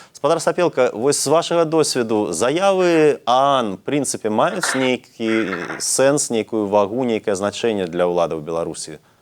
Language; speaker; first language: Belarusian; native; Belarusian